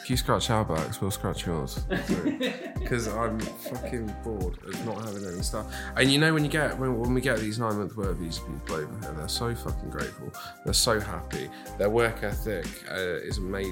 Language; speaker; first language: English; native; English